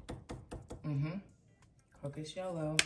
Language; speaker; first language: English; native; English